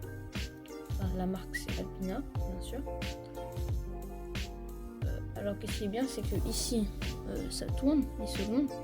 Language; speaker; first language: French; native; French